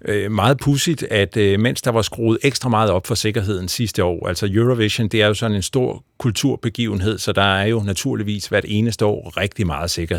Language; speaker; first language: Danish; native; Danish